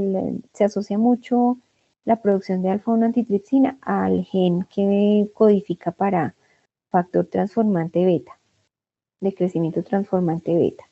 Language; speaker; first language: Spanish; native; Spanish